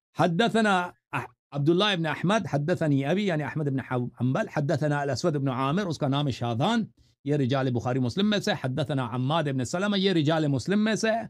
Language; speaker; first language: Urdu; non-native, fluent; Persian